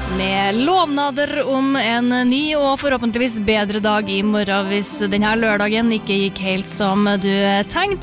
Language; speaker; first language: Norwegian; native; Norwegian